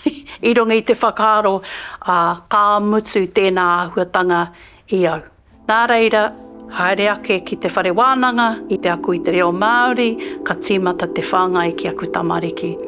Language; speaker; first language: Māori; non-native, local second language; English